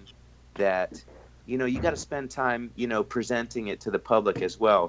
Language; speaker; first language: English; native; English